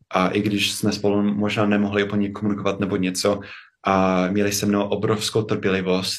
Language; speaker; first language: Czech; non-native, fluent; English